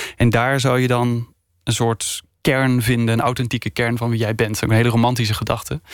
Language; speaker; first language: Dutch; native; Dutch